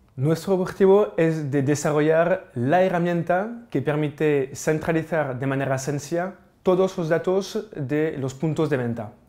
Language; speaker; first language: Spanish; non-native, fluent; French